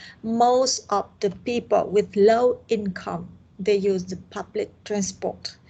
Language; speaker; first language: English; non-native, learner; Vietnamese